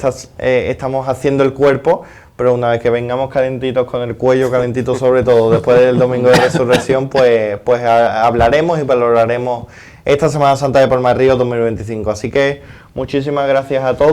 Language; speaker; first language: Spanish; native; Spanish